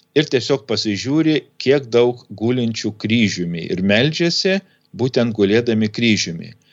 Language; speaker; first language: Lithuanian; native; Lithuanian